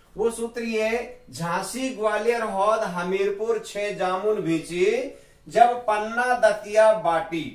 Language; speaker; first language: Hindi; native; Hindi